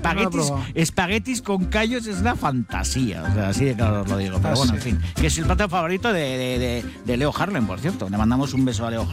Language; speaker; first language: Spanish; native; Spanish